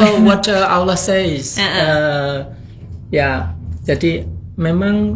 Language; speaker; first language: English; non-native, fluent; Indonesian